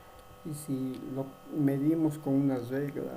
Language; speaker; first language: Spanish; native; Spanish